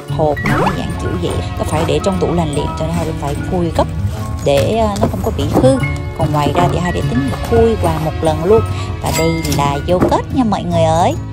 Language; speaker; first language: Vietnamese; early bilingual, heritage; Korean